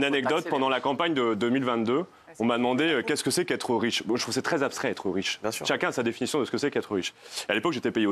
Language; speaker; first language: French; native; French